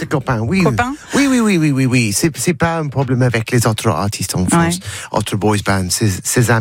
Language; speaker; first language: French; non-native, learner; English